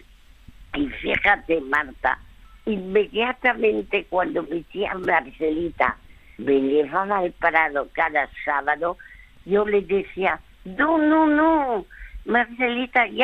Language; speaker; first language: Spanish; early bilingual, other home language; French